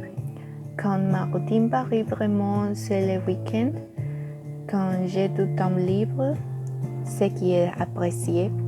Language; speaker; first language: French; non-native, learner; Spanish